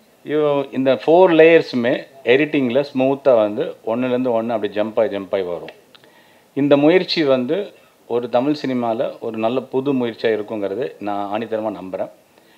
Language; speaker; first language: Tamil; native; Tamil